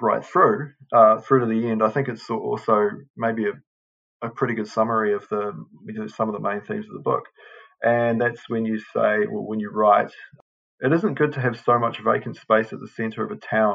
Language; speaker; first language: English; native; English